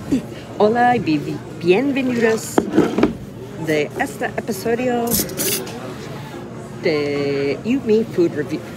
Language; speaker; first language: Spanish; non-native, learner; English